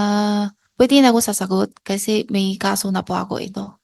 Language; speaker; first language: Filipino; non-native, learner; Chinese